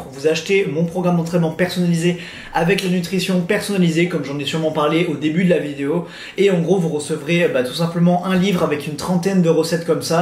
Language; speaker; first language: French; native; French